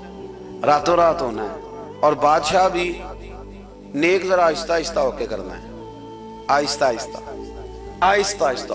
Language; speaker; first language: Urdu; non-native, local second language; Punjabi